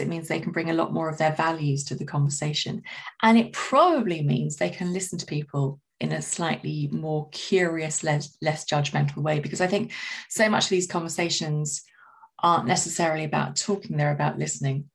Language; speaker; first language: English; native; English